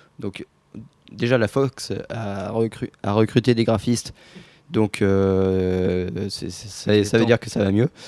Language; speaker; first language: French; native; French